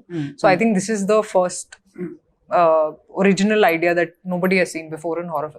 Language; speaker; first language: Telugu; non-native, local second language; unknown